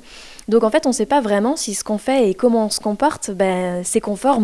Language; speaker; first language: French; native; French